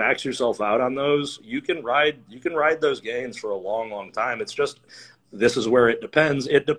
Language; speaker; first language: English; native; English